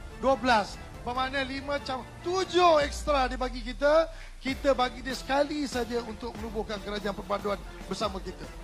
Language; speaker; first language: Malay; native; Malay